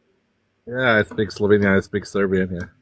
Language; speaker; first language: English; non-native, fluent; Slovenian